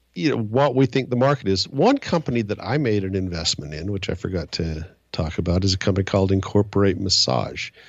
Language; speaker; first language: English; native; English